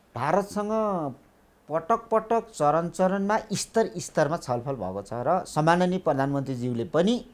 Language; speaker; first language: Nepali; native; Nepali